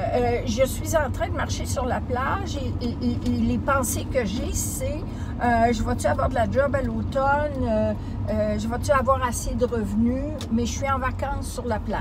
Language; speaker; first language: French; native; French